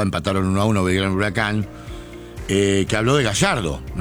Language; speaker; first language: Spanish; native; Spanish